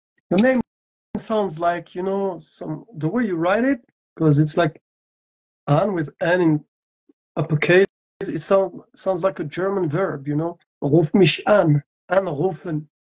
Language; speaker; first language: English; non-native, fluent; French